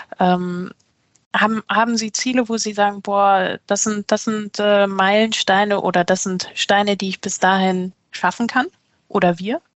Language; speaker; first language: German; native; German